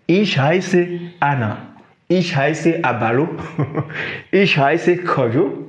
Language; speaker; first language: German; non-native, fluent; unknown